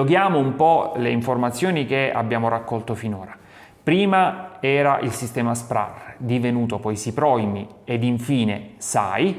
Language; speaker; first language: Italian; native; Italian